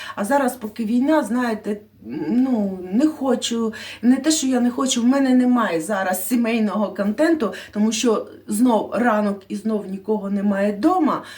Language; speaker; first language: Ukrainian; native; Ukrainian